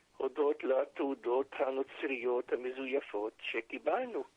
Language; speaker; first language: Hebrew; non-native, fluent; Hungarian